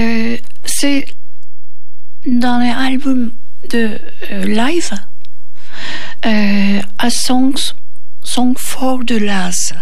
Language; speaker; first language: French; non-native, fluent; Turkish